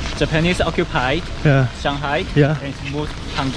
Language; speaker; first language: English; non-native, learner; Chinese